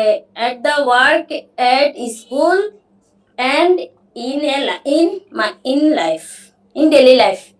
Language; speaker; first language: English; non-native, learner; Bangla